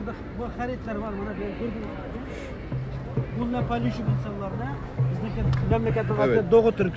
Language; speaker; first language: Turkish; non-native, learner; Uyghur